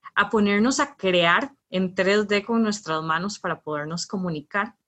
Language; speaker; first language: Spanish; native; Spanish